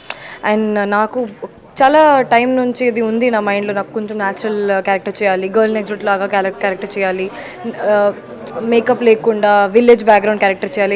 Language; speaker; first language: Telugu; non-native, fluent; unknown